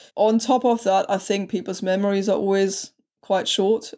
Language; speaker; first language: English; non-native, fluent; German